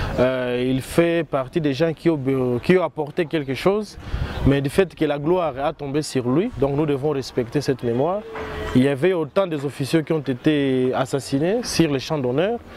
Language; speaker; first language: French; non-native, local second language; Swahili